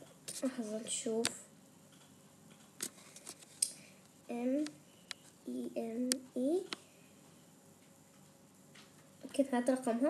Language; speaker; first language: Arabic; native; Arabic